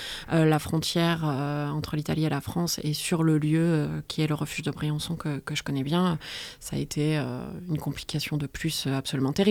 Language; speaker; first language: French; native; French